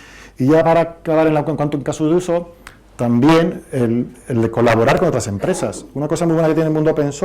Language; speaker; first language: Spanish; native; Spanish